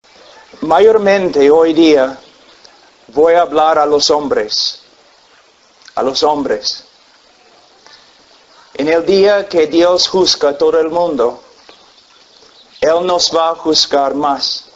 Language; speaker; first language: Spanish; non-native, fluent; English